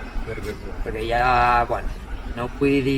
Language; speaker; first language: Catalan; non-native, fluent; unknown